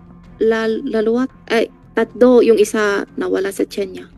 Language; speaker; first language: Filipino; non-native, learner; Chinese